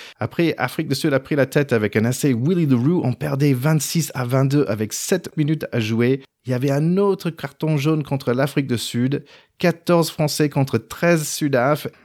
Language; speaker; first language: French; non-native, fluent; English